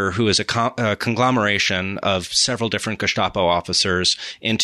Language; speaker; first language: English; native; English